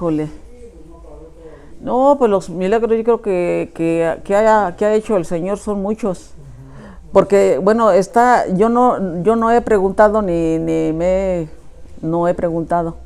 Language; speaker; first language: Spanish; native; Spanish